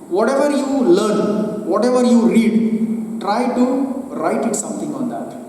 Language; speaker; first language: English; non-native, local second language; Kannada